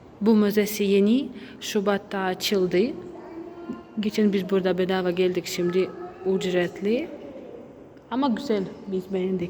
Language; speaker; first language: Turkish; non-native, learner; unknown